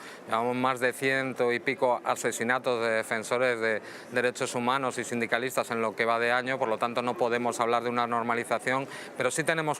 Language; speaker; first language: Spanish; native; Spanish